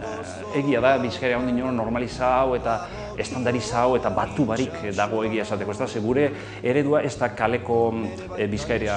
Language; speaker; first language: Basque; native; Basque